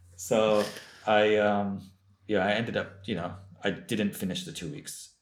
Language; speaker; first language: English; native; English